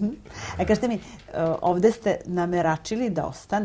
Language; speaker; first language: Serbian; native; Serbian